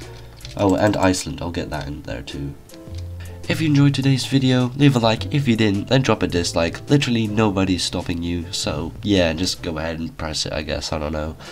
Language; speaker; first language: English; native; English